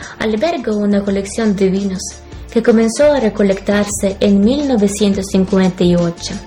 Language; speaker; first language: Spanish; non-native, fluent; Ukrainian